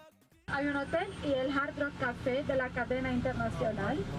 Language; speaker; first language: Spanish; non-native, fluent; Arabic